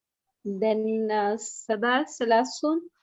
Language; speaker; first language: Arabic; non-native, learner; Urdu